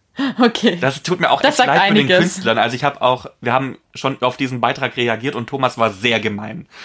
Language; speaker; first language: German; non-native, fluent; Polish